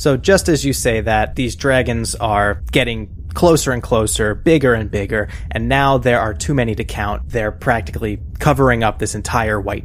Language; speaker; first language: English; native; English